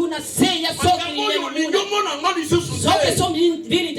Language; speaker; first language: Swedish; non-native, learner; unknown